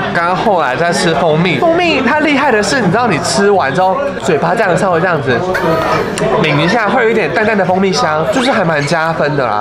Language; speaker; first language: Chinese; native; Chinese